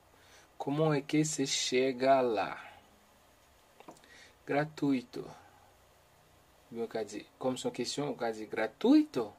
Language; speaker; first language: Portuguese; non-native, learner; Haitian Creole